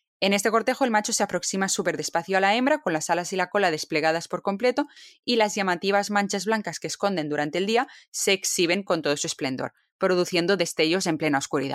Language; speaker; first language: Spanish; native; Spanish